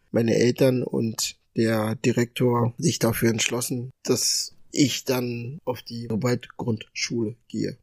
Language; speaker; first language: German; early bilingual, other home language; Ga